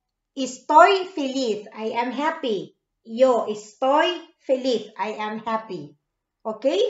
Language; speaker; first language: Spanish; non-native, fluent; Filipino